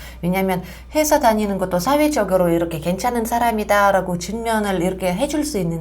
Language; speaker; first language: Korean; non-native, fluent; Russian